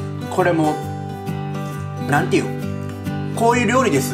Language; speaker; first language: Japanese; native; Japanese